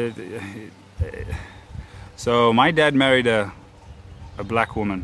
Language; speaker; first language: English; native; English